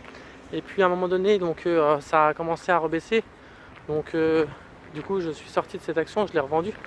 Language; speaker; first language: French; native; French